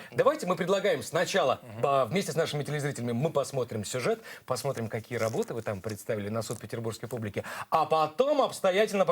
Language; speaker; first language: Russian; native; Russian